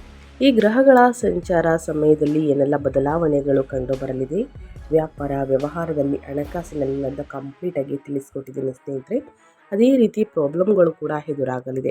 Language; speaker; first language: Kannada; native; Kannada